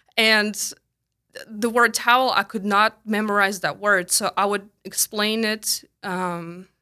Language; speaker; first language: English; non-native, fluent; Russian